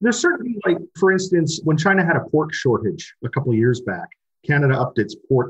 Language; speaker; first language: English; native; English